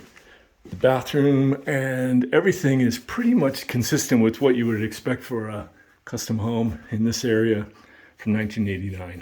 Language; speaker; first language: English; native; English